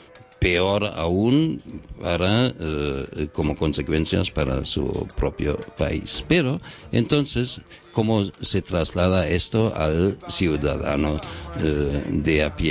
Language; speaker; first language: Spanish; non-native, fluent; German